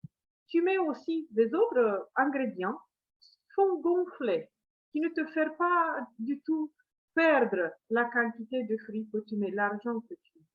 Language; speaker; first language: French; non-native, fluent; Romanian